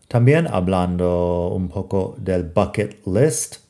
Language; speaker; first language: Spanish; non-native, fluent; English